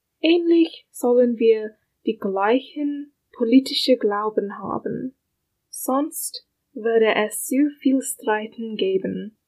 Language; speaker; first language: German; non-native, learner; English